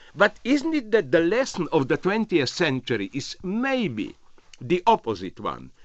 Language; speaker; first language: English; non-native, fluent; Slovenian